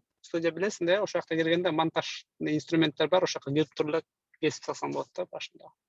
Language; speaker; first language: Kyrgyz; native; Kyrgyz